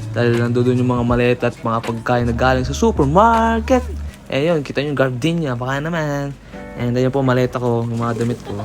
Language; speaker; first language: Filipino; early bilingual, heritage; Filipino